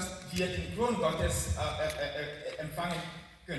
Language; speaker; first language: German; non-native, learner; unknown